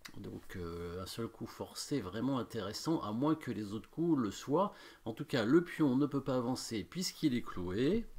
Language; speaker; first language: French; native; French